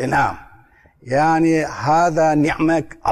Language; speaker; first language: Arabic; non-native, learner; Turkish